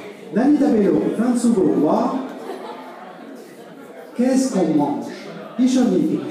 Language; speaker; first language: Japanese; non-native, learner; French